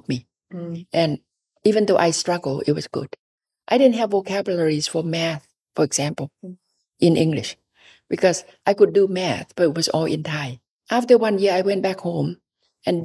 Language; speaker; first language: English; non-native, fluent; Thai